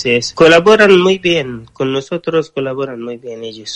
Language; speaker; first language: Spanish; non-native, learner; Persian